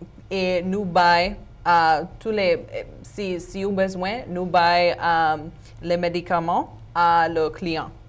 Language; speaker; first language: Haitian Creole; non-native, learner; English